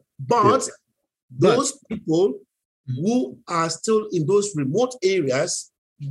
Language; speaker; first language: English; non-native, local second language; Yoruba